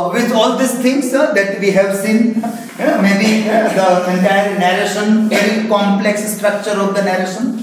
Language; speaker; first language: English; non-native, local second language; Gujarati